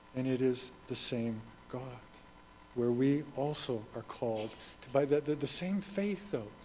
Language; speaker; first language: English; native; English